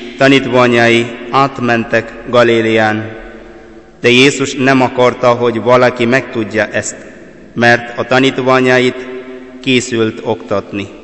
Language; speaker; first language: Hungarian; non-native, fluent; Malayalam